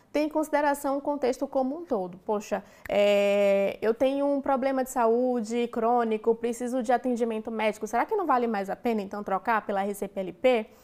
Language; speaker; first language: Portuguese; native; Portuguese